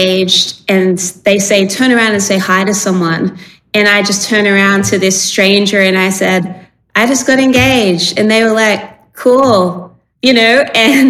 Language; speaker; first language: English; native; English